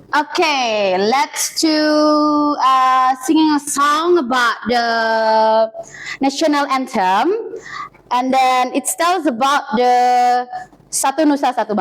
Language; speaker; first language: English; non-native, learner; Indonesian